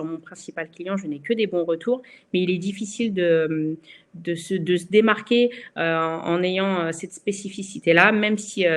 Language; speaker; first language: French; native; French